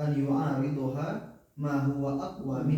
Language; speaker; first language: Arabic; non-native, learner; Indonesian